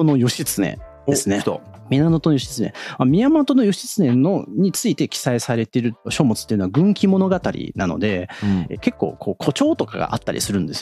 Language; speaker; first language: Japanese; native; Japanese